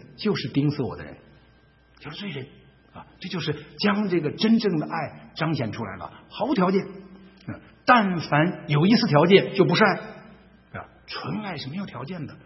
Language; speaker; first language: Chinese; native; Chinese